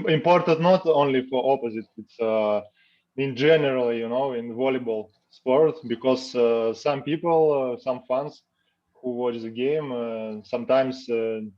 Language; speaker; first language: English; non-native, learner; Russian